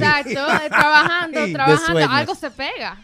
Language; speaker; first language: Spanish; early bilingual, heritage; Spanish